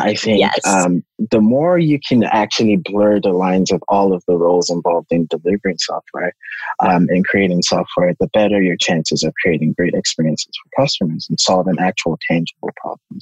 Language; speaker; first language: English; non-native, local second language; Yoruba